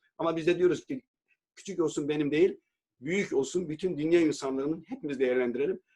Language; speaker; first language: Turkish; native; Turkish